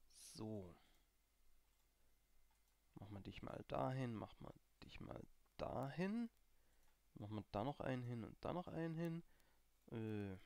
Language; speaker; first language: German; native; German